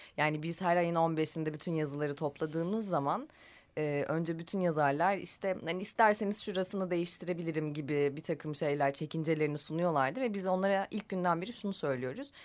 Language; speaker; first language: Turkish; native; Turkish